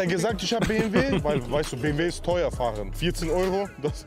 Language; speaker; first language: German; native; German